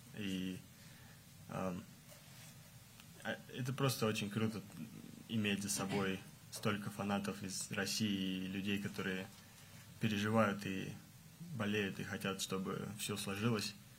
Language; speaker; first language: Russian; native; Russian